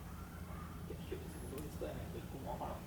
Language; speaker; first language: Japanese; native; Japanese